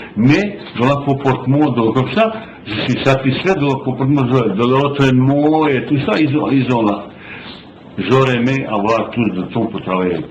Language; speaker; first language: French; non-native, fluent; Bosnian